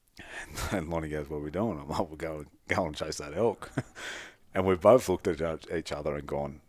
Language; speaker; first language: English; native; English